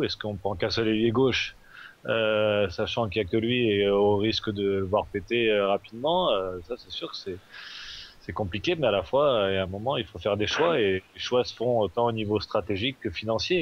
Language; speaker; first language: French; native; French